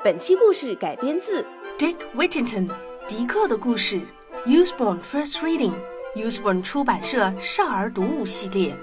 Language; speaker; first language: Chinese; native; Chinese